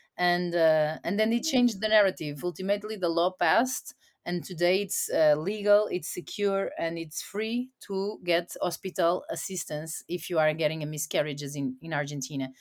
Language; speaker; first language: English; non-native, fluent; Portuguese